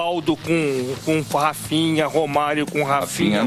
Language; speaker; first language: Portuguese; native; Portuguese